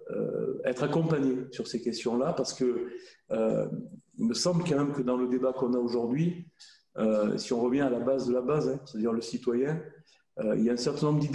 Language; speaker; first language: French; native; French